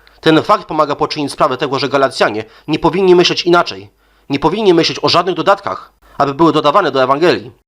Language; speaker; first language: Polish; native; Polish